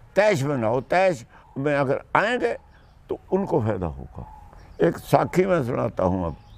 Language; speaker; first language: Hindi; non-native, local second language; Punjabi